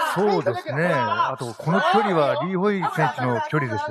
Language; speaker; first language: Japanese; native; Japanese